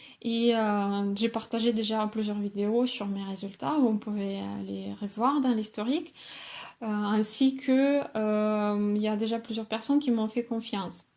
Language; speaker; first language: French; non-native, fluent; Russian